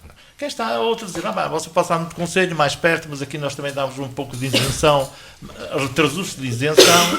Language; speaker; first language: Portuguese; native; Portuguese